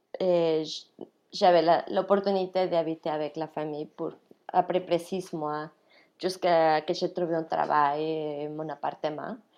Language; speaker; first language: French; non-native, fluent; Spanish